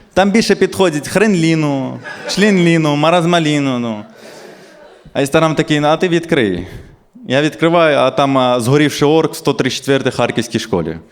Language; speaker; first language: Ukrainian; non-native, local second language; Russian